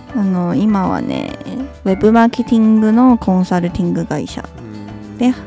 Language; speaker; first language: Japanese; non-native, fluent; Chinese